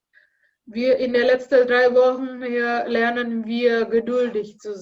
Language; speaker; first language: German; non-native, learner; Indonesian